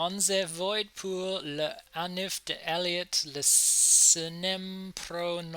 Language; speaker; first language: French; non-native, learner; English